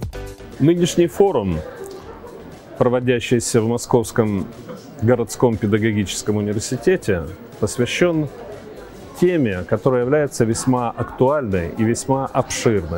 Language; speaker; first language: Russian; native; Russian